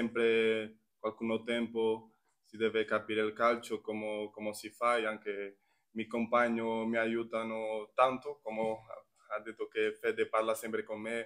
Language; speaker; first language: Italian; non-native, learner; Portuguese